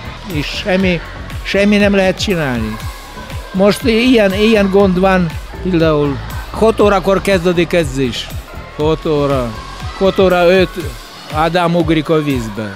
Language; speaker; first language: Hungarian; non-native, learner; Russian